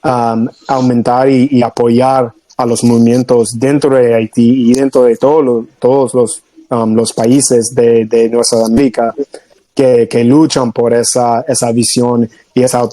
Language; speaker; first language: Spanish; non-native, fluent; English